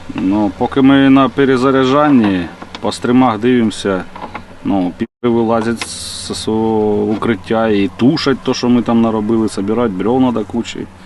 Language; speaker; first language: Ukrainian; native; Ukrainian